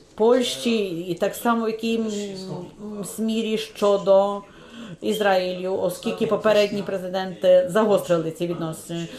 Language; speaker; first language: Ukrainian; non-native, fluent; Polish